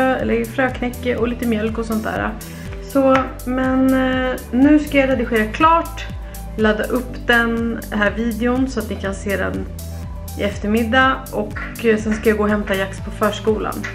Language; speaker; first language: Swedish; native; Swedish